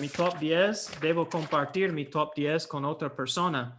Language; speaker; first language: Spanish; non-native, fluent; English